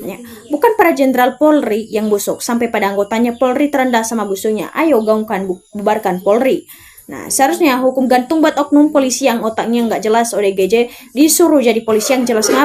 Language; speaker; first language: Indonesian; native; Indonesian